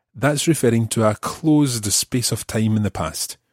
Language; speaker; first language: English; native; English